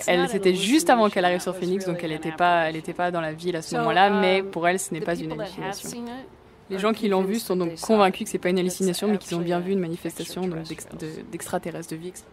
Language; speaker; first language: French; native; French